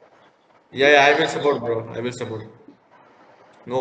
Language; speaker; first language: English; non-native, local second language; Hindi